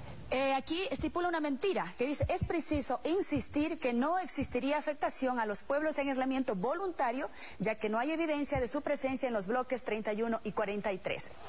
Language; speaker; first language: Spanish; native; Spanish